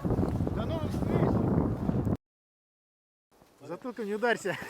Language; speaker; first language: Russian; native; Russian